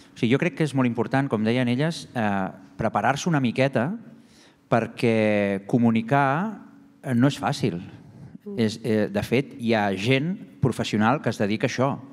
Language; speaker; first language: Catalan; native; Catalan